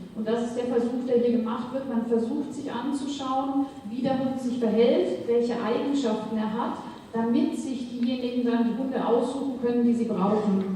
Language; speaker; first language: German; native; German